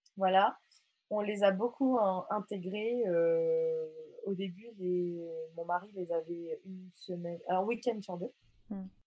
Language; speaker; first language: French; non-native, local second language; Morisyen